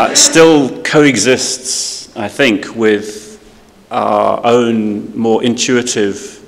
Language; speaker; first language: English; native; English